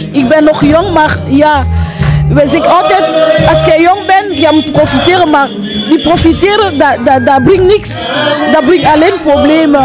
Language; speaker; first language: Dutch; early bilingual, other home language; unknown